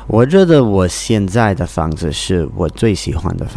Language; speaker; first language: Chinese; non-native, learner; English